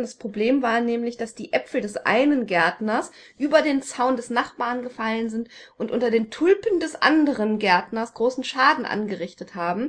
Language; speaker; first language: German; native; German